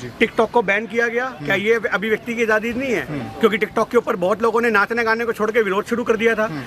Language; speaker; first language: Hindi; native; Hindi